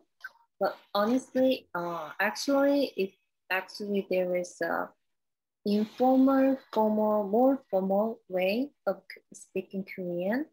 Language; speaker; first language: English; non-native, learner; Korean